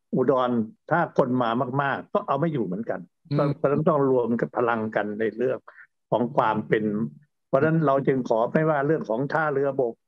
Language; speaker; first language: Thai; native; Thai